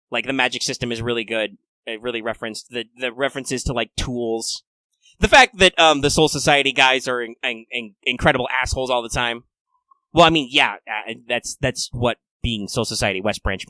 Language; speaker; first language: English; native; English